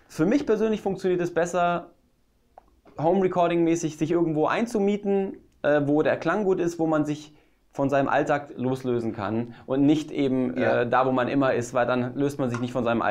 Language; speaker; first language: German; native; German